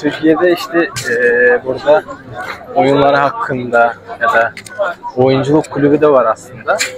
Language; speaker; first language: Turkish; non-native, fluent; Kyrgyz